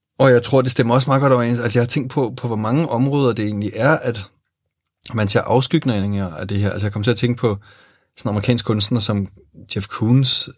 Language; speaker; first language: Danish; native; Danish